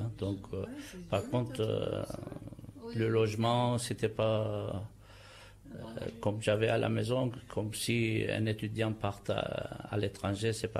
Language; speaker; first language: French; non-native, fluent; Turkish